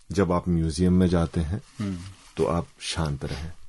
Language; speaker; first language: Hindi; native; Hindi